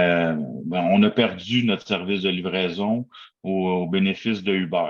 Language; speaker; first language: French; native; French